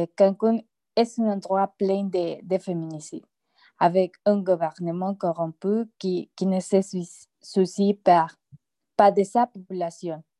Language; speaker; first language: French; non-native, learner; Spanish